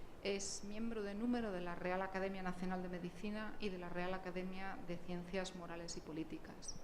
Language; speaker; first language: Spanish; native; Spanish